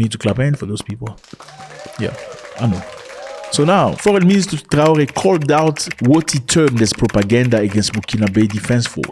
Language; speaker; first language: English; non-native, fluent; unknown